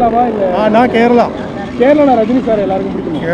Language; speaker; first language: Tamil; non-native, learner; Malayalam